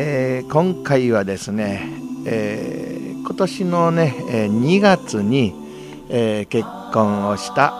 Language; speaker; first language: Japanese; native; Japanese